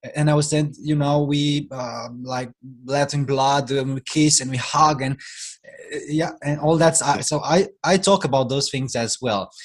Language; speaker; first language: English; non-native, fluent; Romanian